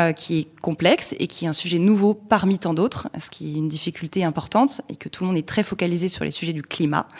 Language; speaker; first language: French; native; French